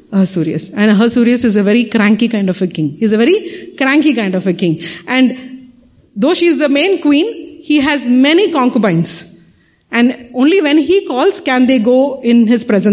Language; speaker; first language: English; non-native, local second language; Tamil